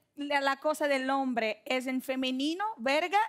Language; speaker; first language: Spanish; non-native, learner; Portuguese